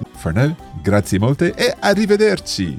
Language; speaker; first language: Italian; non-native, fluent; English